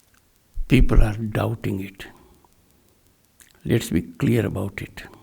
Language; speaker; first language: English; non-native, local second language; Hindi